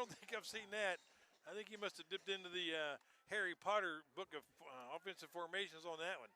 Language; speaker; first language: English; native; English